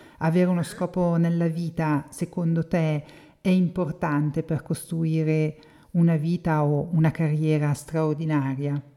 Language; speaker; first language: Italian; native; Italian